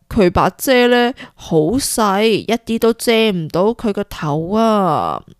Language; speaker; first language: Cantonese; early bilingual, heritage; Cantonese